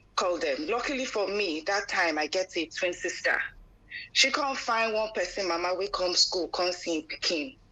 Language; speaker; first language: Nigerian Pidgin; non-native, local second language; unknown